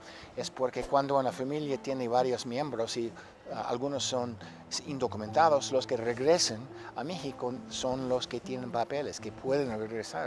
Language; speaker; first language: Spanish; non-native, fluent; English